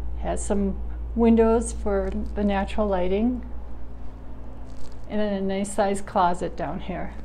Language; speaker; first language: English; native; English